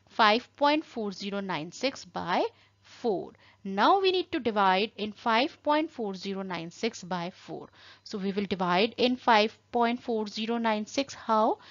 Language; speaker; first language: English; non-native, local second language; Hindi